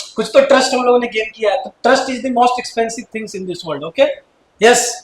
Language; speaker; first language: Hindi; native; Hindi